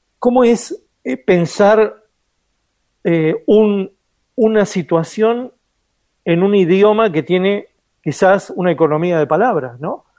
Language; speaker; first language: Spanish; native; Spanish